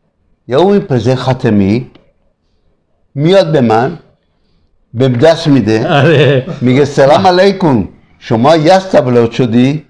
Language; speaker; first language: Persian; early bilingual, other home language; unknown